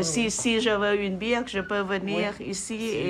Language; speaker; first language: French; non-native, learner; English